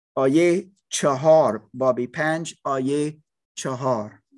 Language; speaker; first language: Persian; non-native, learner; English